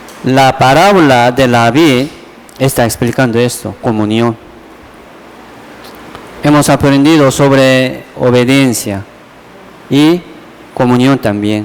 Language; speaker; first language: Spanish; non-native, fluent; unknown